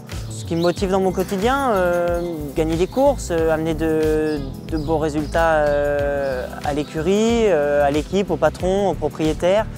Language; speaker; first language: French; native; French